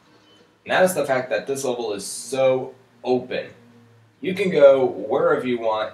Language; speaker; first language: English; native; English